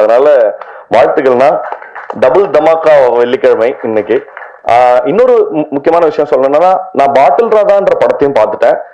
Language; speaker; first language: Tamil; native; Tamil